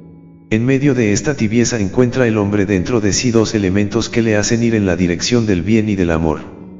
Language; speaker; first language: Spanish; native; Spanish